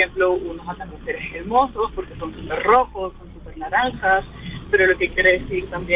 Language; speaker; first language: Spanish; native; Spanish